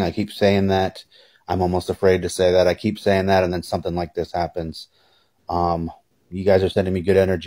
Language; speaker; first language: English; native; English